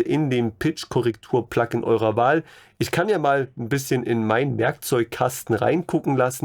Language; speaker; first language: German; native; German